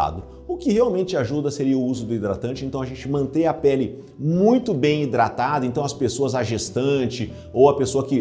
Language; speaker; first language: Portuguese; native; Portuguese